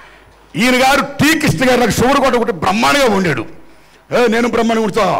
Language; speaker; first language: Telugu; native; Telugu